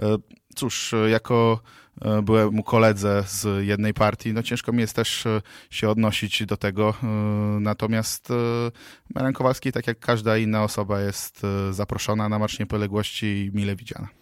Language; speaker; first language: Polish; native; Polish